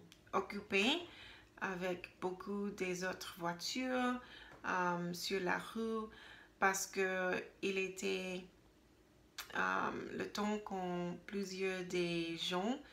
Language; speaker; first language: French; non-native, learner; English